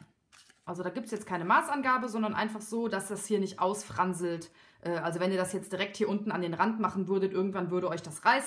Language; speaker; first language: German; native; German